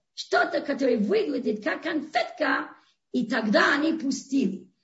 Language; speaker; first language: Russian; non-native, fluent; English